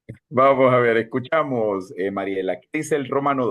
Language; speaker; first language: Spanish; native; Spanish